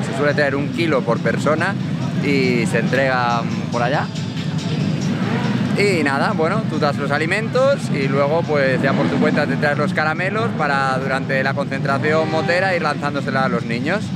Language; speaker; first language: Spanish; native; Spanish